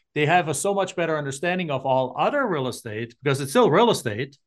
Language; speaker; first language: English; non-native, fluent; German